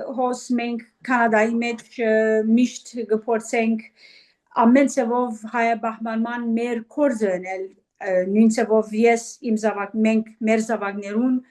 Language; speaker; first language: Armenian; early bilingual, heritage; Armenian